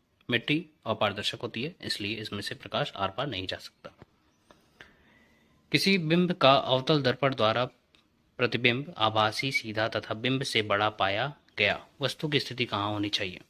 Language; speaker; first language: Hindi; native; Hindi